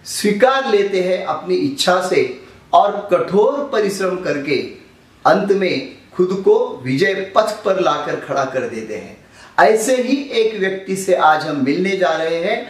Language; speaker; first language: Hindi; non-native, local second language; Marathi